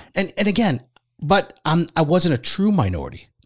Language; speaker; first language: English; early bilingual, other home language; Spanish